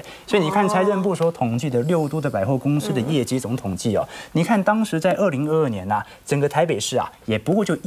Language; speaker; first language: Chinese; native; Chinese